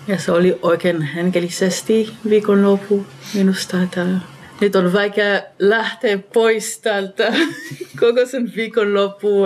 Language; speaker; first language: Finnish; non-native, learner; Hebrew